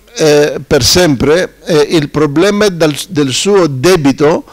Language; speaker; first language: Italian; non-native, fluent; Greek